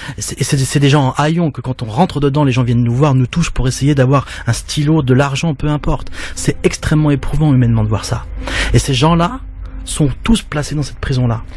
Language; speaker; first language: French; native; French